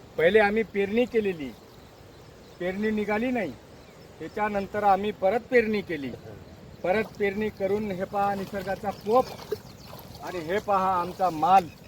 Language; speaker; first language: Marathi; non-native, local second language; Lambadi